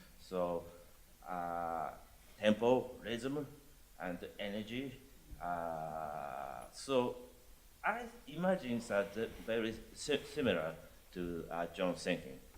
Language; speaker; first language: English; non-native, learner; Japanese